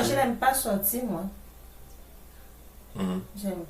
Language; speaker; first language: French; non-native, local second language; Haitian Creole